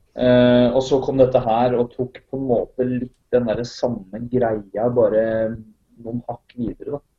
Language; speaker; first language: Norwegian; native; Norwegian